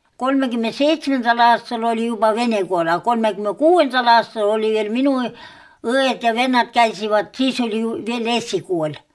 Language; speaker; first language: Estonian; early bilingual, heritage; Estonian